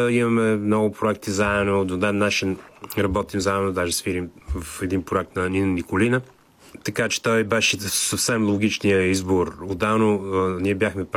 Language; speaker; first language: Bulgarian; native; Bulgarian